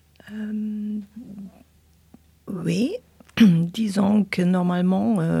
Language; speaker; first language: French; non-native, fluent; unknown